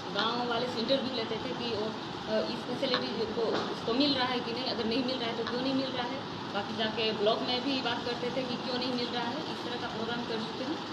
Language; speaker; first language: Hindi; non-native, local second language; Santali